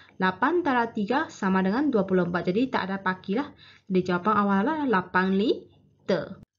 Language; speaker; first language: Malay; native; Malay